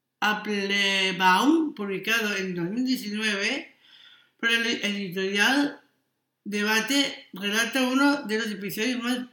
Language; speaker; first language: Spanish; non-native, local second language; Catalan